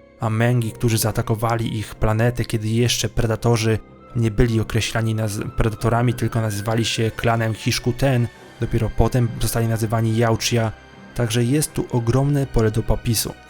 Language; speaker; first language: Polish; native; Polish